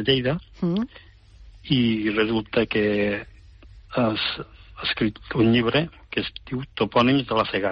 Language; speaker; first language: Catalan; native; Catalan